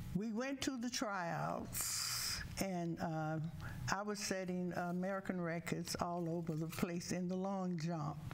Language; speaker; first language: English; native; English